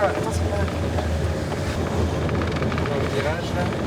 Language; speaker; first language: French; native; French